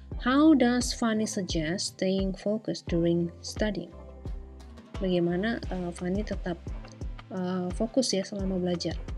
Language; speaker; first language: English; non-native, fluent; Indonesian